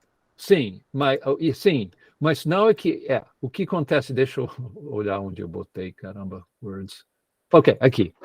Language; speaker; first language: Portuguese; non-native, fluent; English